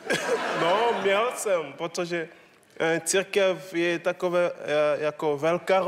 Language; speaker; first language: Czech; non-native, learner; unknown